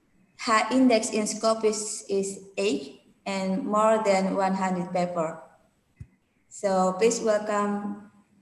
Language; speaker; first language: English; non-native, learner; Indonesian